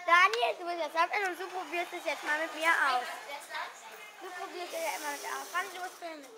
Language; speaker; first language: German; native; German